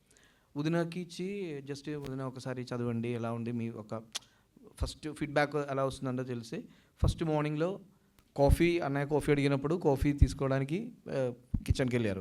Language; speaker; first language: Telugu; non-native, learner; Malayalam